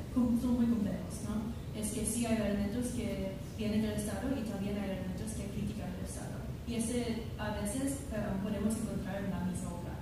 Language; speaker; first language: Spanish; non-native, fluent; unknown